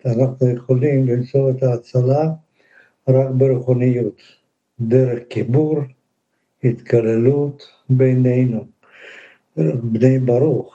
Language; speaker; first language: Hebrew; non-native, fluent; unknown